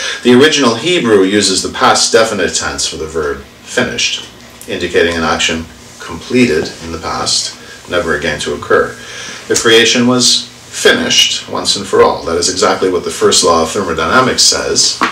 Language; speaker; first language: English; native; English